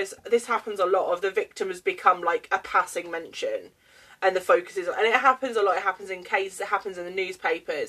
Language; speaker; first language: English; native; English